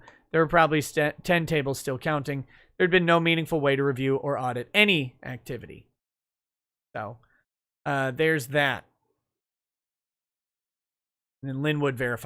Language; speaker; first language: English; native; English